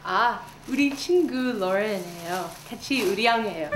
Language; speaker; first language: Korean; non-native, learner; English